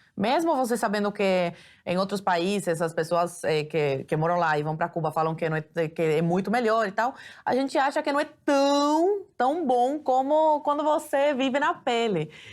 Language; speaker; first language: Portuguese; early bilingual, other home language; Spanish